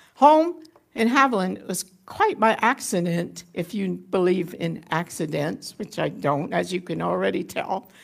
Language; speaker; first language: English; native; English